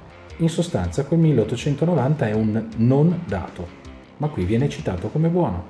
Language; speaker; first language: Italian; native; Italian